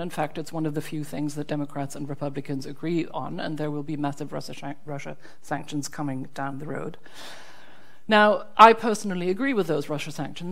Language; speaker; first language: English; non-native, fluent; German